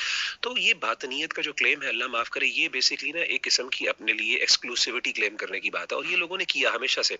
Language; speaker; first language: Urdu; native; Urdu